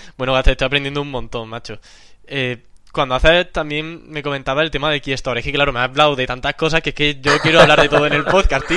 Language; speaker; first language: Spanish; native; Spanish